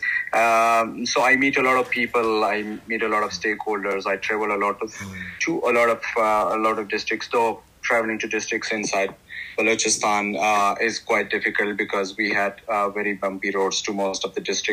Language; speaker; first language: English; non-native, local second language; Pashto